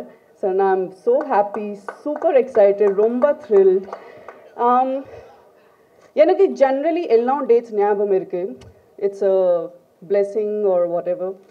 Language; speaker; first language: Tamil; non-native, fluent; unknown